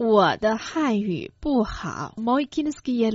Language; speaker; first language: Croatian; non-native, fluent; Chinese